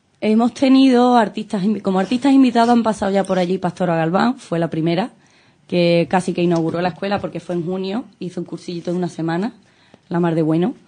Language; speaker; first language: Spanish; native; Spanish